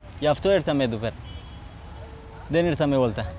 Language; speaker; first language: Greek; non-native, learner; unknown